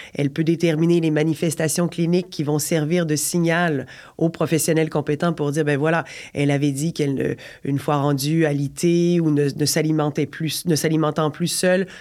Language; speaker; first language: French; native; French